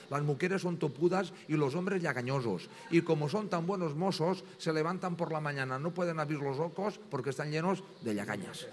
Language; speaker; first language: Spanish; non-native, local second language; Catalan